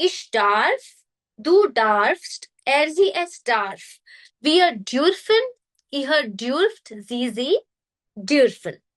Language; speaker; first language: German; non-native, fluent; Hindi